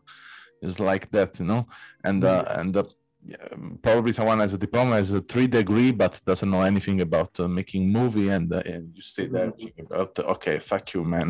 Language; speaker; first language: English; non-native, learner; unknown